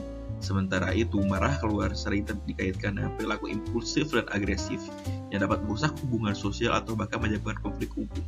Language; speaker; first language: Indonesian; native; Indonesian